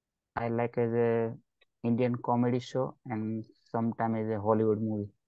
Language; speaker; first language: English; non-native, learner; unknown